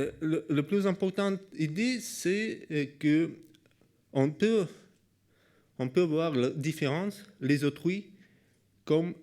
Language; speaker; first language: French; non-native, learner; Russian